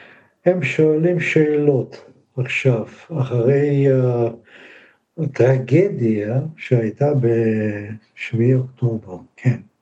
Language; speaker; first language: Hebrew; non-native, fluent; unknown